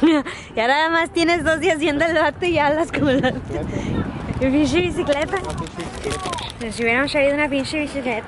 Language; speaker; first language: Spanish; native; Spanish